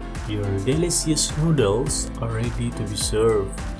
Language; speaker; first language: English; non-native, fluent; Indonesian